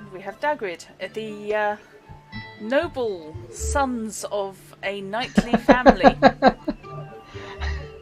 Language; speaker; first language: English; native; English